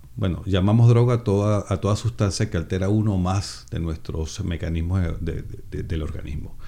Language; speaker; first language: Spanish; native; Spanish